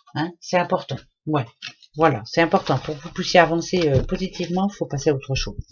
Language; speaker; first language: French; native; French